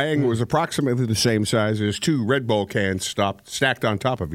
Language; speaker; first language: English; native; English